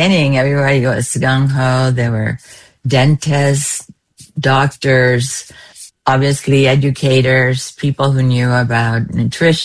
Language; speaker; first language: English; non-native, fluent; Spanish